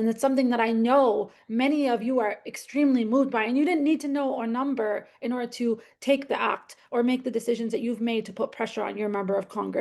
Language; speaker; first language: English; native; English